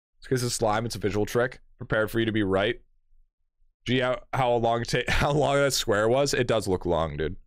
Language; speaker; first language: English; native; English